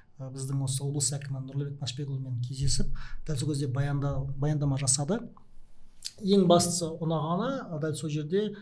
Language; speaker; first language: Kazakh; non-native, local second language; Russian